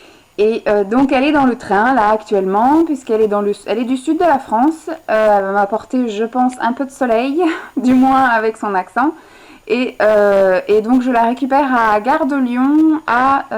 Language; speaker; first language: French; native; French